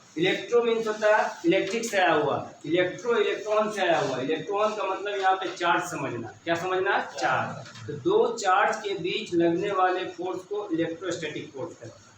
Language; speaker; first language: Hindi; native; Hindi